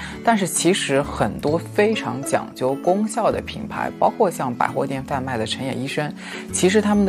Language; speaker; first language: Chinese; native; Chinese